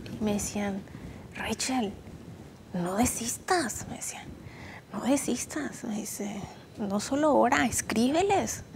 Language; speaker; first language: Spanish; native; Spanish